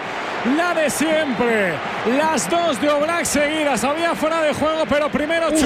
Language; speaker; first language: Spanish; native; Spanish